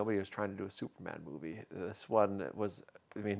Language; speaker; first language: English; native; English